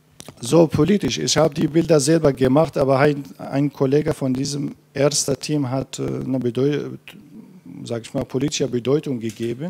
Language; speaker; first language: German; non-native, fluent; Kurdish